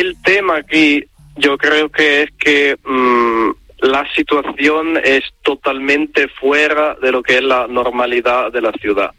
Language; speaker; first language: Spanish; non-native, fluent; Italian